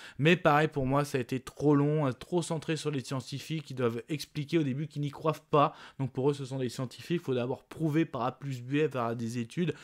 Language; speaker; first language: French; native; French